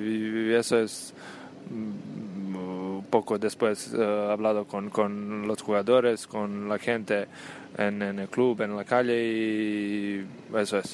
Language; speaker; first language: Spanish; non-native, learner; Serbian